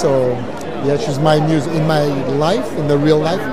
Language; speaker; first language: English; non-native, fluent; French